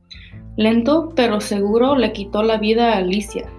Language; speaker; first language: Spanish; early bilingual, heritage; Spanish